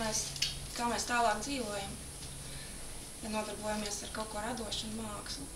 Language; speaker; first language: Latvian; native; Latvian